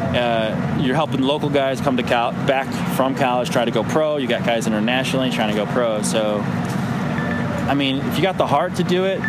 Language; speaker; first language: English; native; English